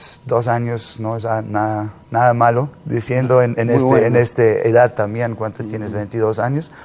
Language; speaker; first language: Spanish; non-native, fluent; German